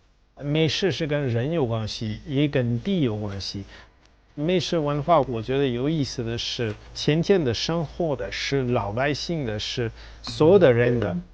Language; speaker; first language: Chinese; non-native, fluent; French